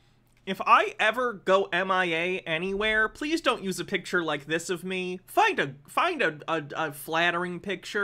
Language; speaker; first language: English; native; English